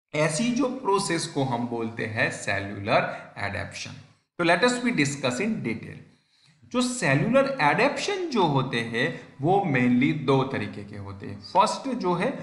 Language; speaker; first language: Hindi; non-native, local second language; Gujarati